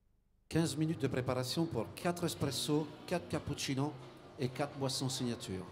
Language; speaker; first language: French; native; French